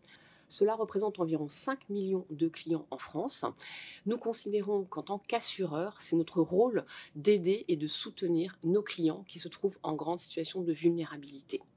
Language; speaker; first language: French; native; French